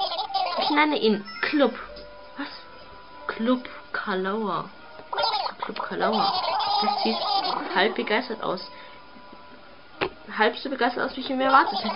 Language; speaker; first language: German; native; German